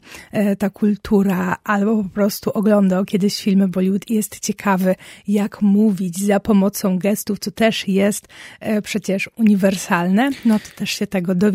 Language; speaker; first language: Polish; native; Polish